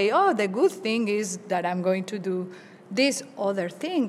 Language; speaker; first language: English; non-native, fluent; Spanish